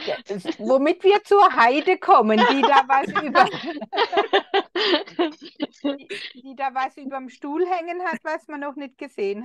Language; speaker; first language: German; native; German